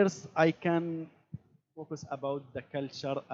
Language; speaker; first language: English; non-native, learner; Arabic